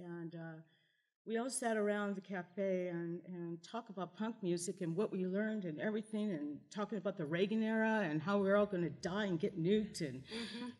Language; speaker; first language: English; native; English